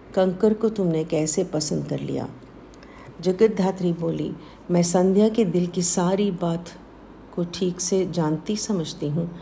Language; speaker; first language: Hindi; non-native, local second language; Tamil